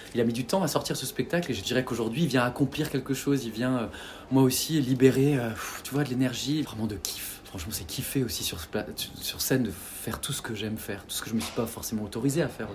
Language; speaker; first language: French; native; French